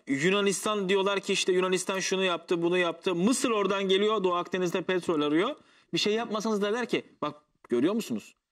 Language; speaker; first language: Turkish; native; Turkish